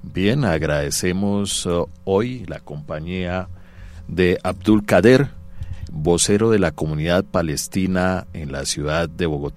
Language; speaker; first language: Spanish; native; Spanish